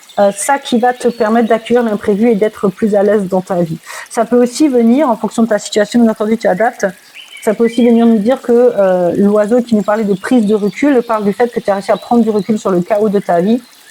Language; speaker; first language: French; native; French